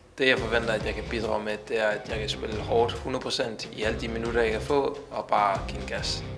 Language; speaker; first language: Danish; early bilingual, other home language; Italian